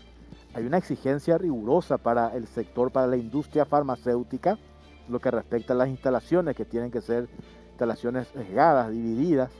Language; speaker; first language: Spanish; native; Spanish